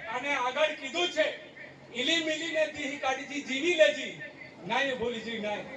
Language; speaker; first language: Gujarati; non-native, local second language; Vasavi